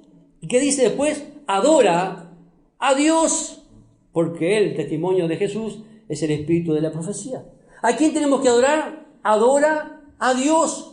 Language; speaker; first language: Spanish; native; Spanish